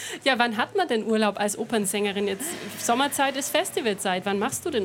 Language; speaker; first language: German; native; German